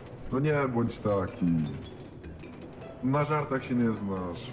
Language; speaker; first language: Polish; native; Polish